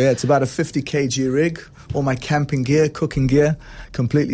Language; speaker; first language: English; native; English